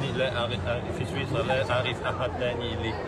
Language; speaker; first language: Arabic; non-native, learner; French